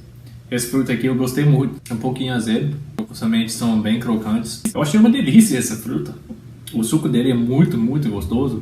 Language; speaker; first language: Portuguese; non-native, fluent; English